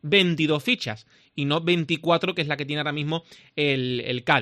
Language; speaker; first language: Spanish; native; Spanish